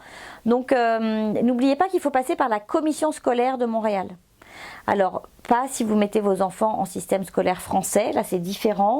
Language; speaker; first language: French; native; French